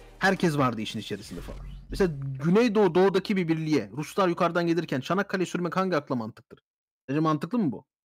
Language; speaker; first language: Turkish; early bilingual, heritage; Turkish